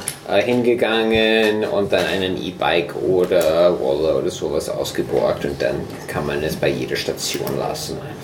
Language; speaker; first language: German; non-native, fluent; English